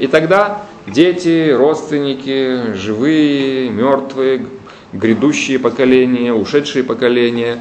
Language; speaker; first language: Russian; native; Russian